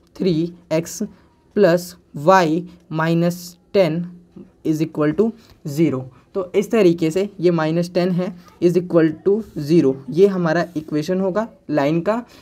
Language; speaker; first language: Hindi; native; Hindi